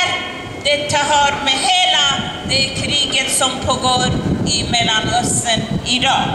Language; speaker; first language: Swedish; non-native, learner; Persian